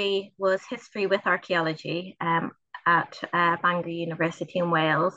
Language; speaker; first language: English; native; English